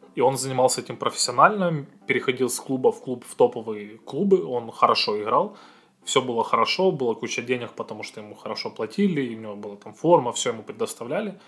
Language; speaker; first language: Russian; native; Russian